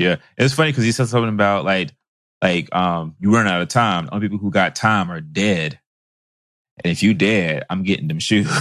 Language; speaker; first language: English; native; English